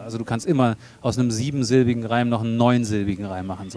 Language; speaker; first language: German; native; German